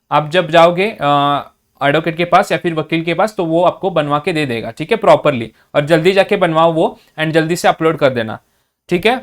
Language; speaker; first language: Hindi; non-native, local second language; Marathi